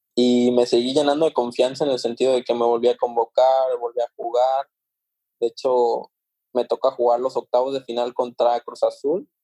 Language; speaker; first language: Spanish; native; Spanish